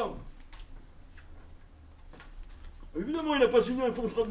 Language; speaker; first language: French; native; French